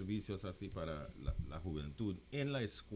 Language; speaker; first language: Spanish; non-native, local second language; English